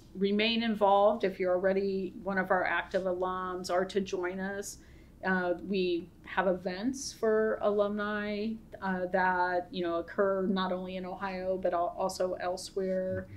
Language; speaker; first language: English; native; English